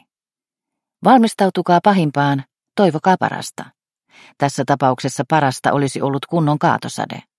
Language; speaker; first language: Finnish; native; Finnish